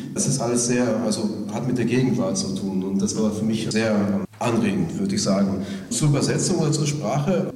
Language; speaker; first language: German; non-native, fluent; Slovenian